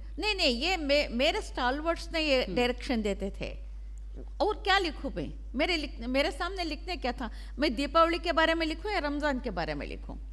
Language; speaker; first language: Hindi; non-native, local second language; Urdu